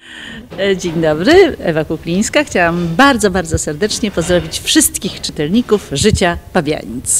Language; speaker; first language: Polish; native; Polish